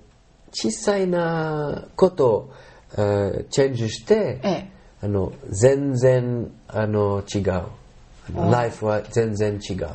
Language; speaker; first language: Japanese; non-native, learner; Arabic